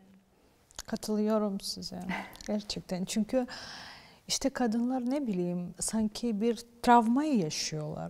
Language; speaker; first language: Turkish; non-native, fluent; Ukrainian